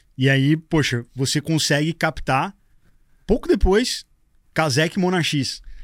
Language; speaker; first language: Portuguese; native; Portuguese